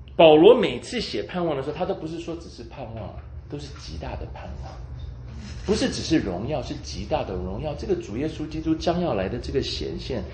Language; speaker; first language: Chinese; native; Chinese